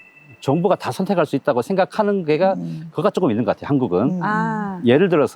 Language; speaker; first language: Korean; native; Korean